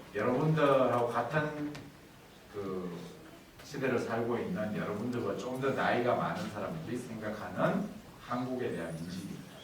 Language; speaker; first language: Korean; native; Korean